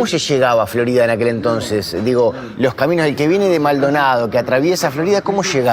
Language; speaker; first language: Spanish; native; Spanish